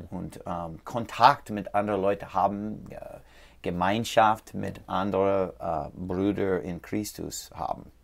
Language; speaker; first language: German; non-native, learner; English